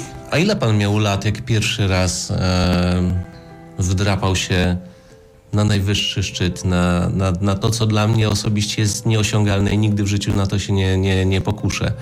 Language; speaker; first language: Polish; native; Polish